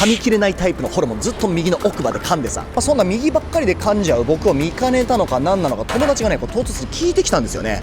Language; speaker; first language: Japanese; native; Japanese